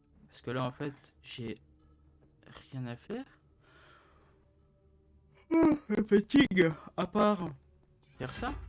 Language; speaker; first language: French; native; French